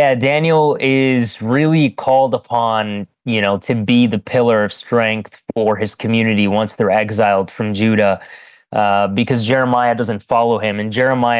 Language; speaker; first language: English; non-native, fluent; Arabic